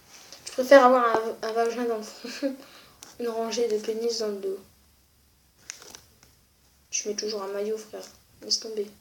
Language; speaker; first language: French; native; French